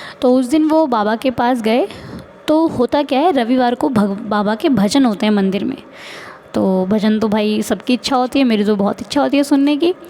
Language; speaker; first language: Hindi; native; Hindi